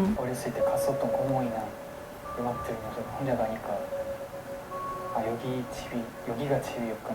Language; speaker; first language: Korean; non-native, fluent; Japanese